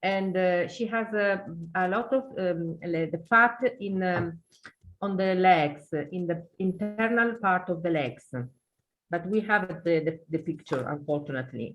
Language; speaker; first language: English; non-native, learner; Italian